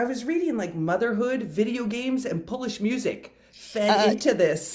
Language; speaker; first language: English; native; English